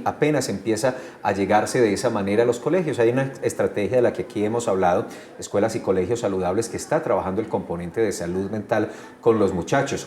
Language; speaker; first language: Spanish; native; Spanish